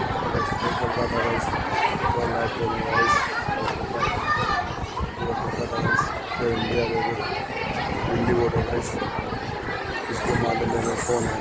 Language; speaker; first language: Hindi; non-native, local second language; Bangla